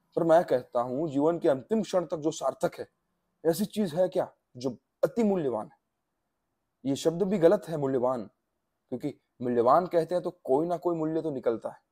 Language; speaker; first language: Hindi; non-native, local second language; Gujarati